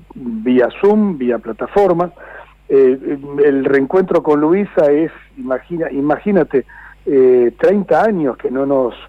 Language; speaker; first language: Spanish; native; Spanish